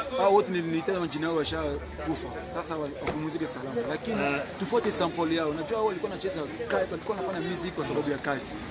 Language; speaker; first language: Swahili; non-native, local second language; Lingala